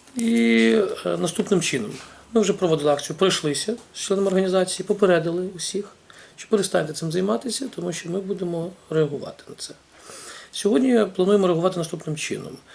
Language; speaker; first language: Ukrainian; native; Ukrainian